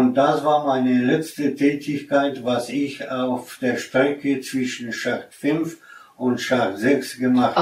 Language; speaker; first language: German; non-native, fluent; Polish